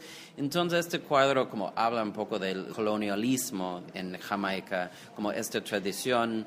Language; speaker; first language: Spanish; non-native, fluent; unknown